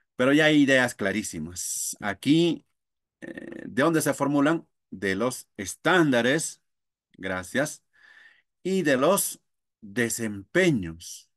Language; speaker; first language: Spanish; non-native, local second language; Quechua